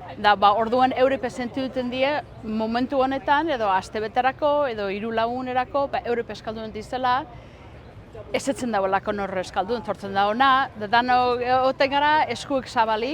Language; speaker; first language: Basque; early bilingual, heritage; Basque